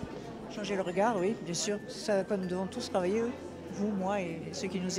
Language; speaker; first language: French; native; French